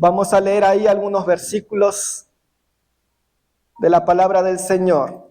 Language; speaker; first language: Spanish; native; Spanish